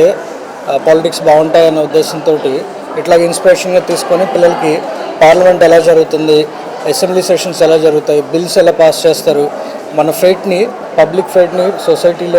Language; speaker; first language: Telugu; native; Telugu